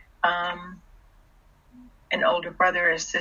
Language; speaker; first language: English; early bilingual, other home language; Russian